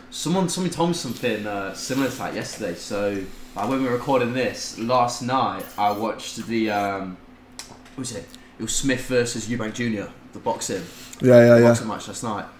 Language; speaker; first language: English; native; English